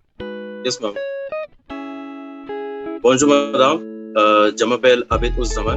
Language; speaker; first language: French; non-native, learner; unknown